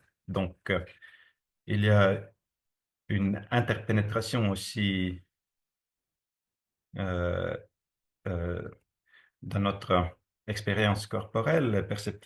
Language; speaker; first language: French; non-native, fluent; Estonian